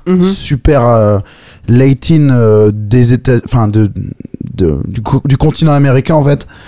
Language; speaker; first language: French; native; French